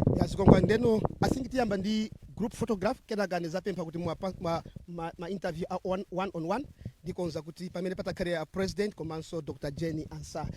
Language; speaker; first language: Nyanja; non-native, local second language; Tumbuka